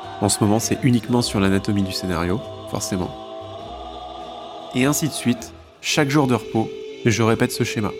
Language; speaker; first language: French; native; French